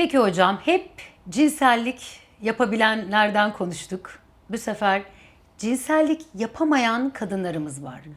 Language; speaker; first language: Turkish; native; Turkish